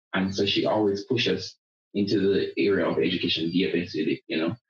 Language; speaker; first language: English; non-native, local second language; Jamaican Creole English